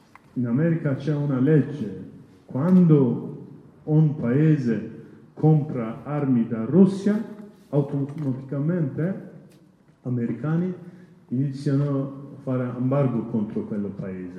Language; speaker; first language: Italian; non-native, learner; Kurdish